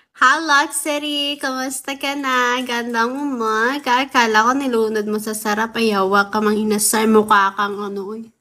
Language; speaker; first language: Filipino; non-native, local second language; Waray